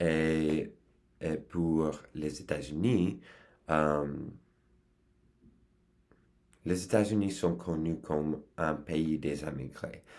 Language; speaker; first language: French; non-native, learner; English